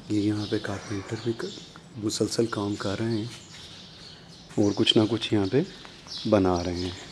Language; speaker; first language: Urdu; non-native, local second language; Punjabi